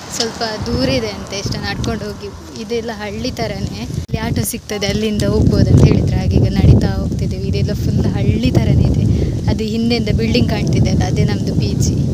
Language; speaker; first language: Kannada; non-native, local second language; Tulu